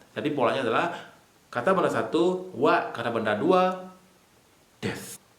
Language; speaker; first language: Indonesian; native; Indonesian